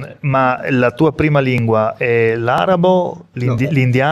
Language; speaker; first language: Italian; native; Italian